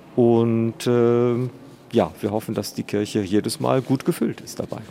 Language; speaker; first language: German; native; German